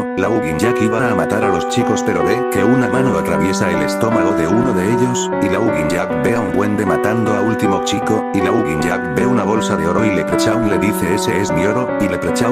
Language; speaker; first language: Spanish; native; Spanish